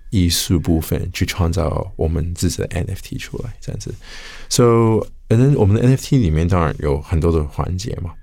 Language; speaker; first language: Chinese; early bilingual, heritage; Chinese